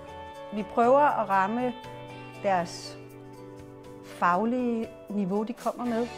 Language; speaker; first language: Danish; native; Danish